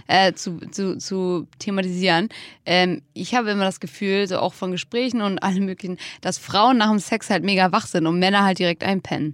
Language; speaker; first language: German; native; German